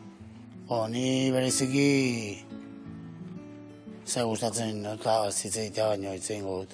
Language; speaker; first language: Basque; native; Basque